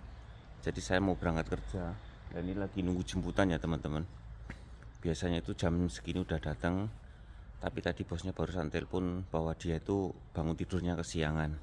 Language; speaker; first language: Indonesian; non-native, local second language; Javanese